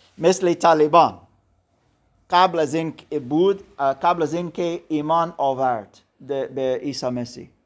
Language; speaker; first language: Persian; non-native, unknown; German